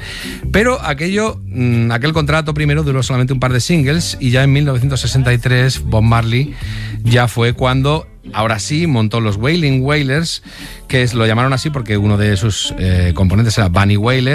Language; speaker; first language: Spanish; native; Spanish